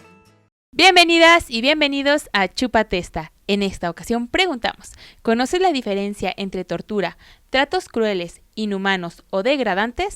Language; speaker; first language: Spanish; native; Spanish